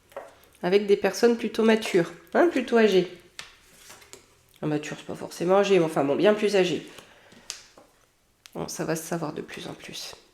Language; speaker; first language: French; native; French